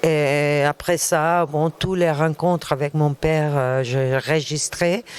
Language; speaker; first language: French; non-native, fluent; Arabic